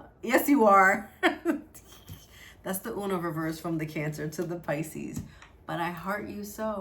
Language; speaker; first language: English; native; English